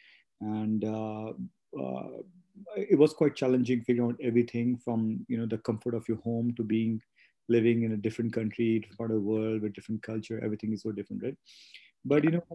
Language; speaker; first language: English; non-native, local second language; Hindi